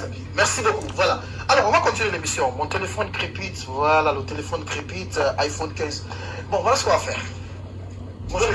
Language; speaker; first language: French; native; French